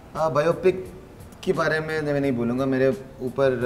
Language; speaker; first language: Hindi; non-native, local second language; Malayalam